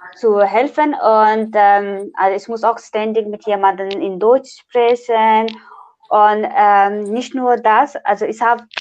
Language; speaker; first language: German; non-native, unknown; Nepali